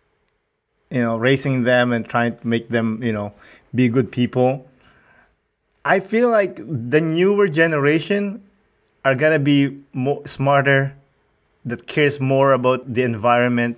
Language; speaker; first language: English; non-native, local second language; Filipino